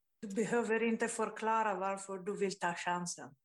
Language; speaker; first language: Swedish; non-native, fluent; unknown